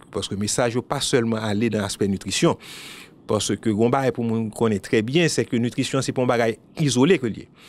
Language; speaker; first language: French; non-native, local second language; Haitian Creole